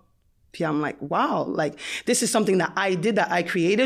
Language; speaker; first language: English; non-native, fluent; French